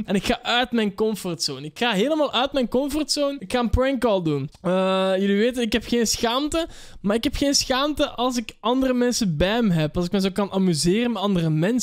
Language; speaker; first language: Dutch; native; Dutch